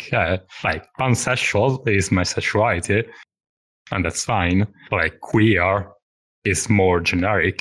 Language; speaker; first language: English; non-native, fluent; Italian